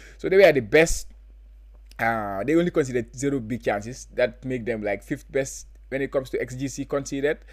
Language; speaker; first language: English; non-native, local second language; Wolof